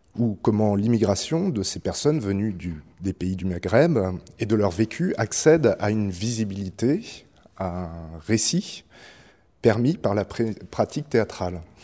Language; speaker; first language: French; native; French